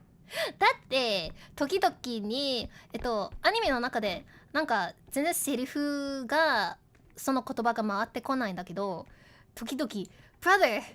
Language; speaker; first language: Japanese; non-native, learner; English